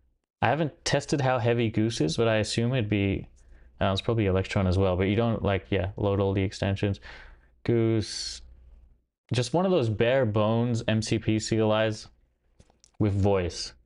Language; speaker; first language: English; native; English